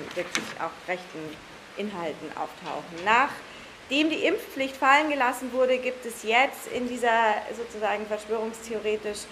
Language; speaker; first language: German; non-native, fluent; English